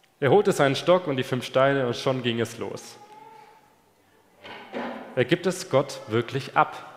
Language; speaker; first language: German; native; German